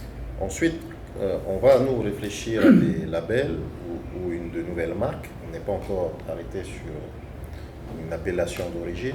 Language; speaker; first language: French; native; French